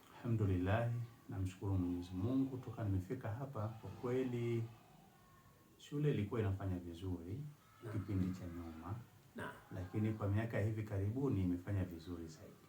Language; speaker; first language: Swahili; non-native, local second language; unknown